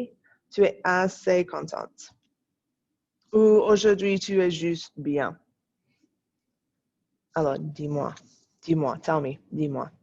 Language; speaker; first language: French; non-native, fluent; English